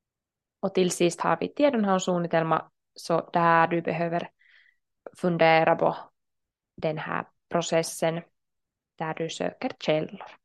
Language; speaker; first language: Swedish; non-native, local second language; Finnish